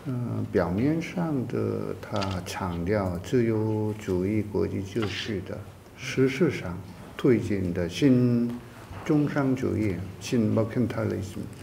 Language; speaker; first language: Chinese; non-native, fluent; Korean